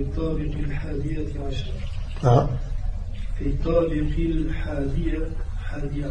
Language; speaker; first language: Arabic; non-native, learner; French